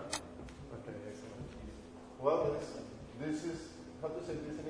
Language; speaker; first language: English; non-native, learner; Spanish